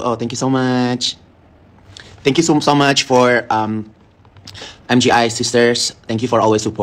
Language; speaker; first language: English; non-native, learner; Indonesian